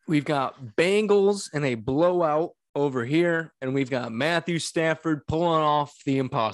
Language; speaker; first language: English; native; English